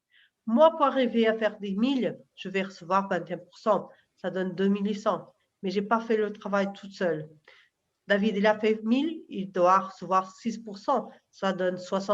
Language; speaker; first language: French; non-native, fluent; Portuguese